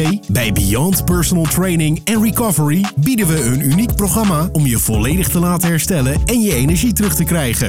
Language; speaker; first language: Dutch; native; Dutch